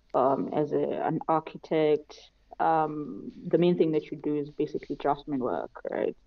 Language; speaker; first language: English; non-native, local second language; Xhosa